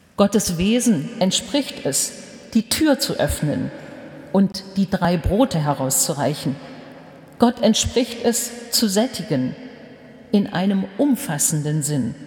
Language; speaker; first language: German; native; German